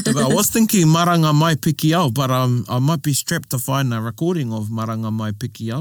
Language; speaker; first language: English; native; English